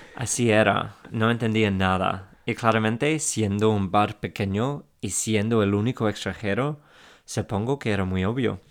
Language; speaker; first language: Spanish; non-native, fluent; English